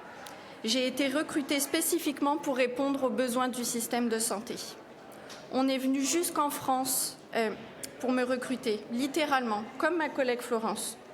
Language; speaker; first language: French; native; French